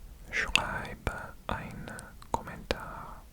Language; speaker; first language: German; non-native, learner; English